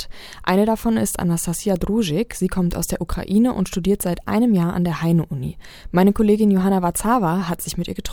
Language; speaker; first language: German; native; German